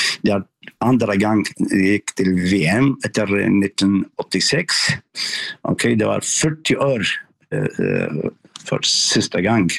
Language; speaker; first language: Norwegian; non-native, learner; Arabic